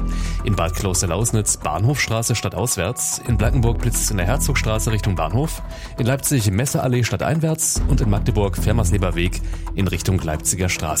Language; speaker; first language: German; native; German